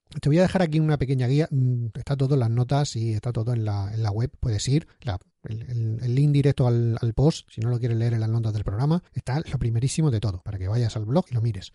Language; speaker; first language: Spanish; native; Spanish